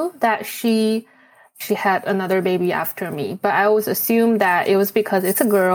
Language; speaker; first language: English; non-native, fluent; Chinese